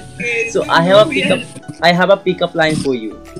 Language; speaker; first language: English; non-native, learner; Hindi